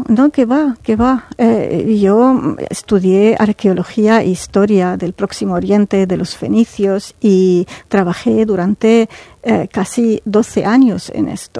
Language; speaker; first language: Spanish; non-native, fluent; Arabic